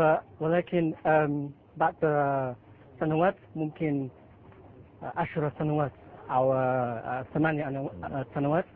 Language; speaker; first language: Arabic; non-native, learner; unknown